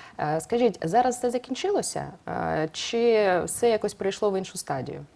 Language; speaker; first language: Ukrainian; native; Ukrainian